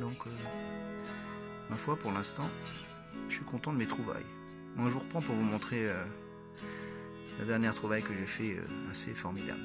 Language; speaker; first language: French; native; French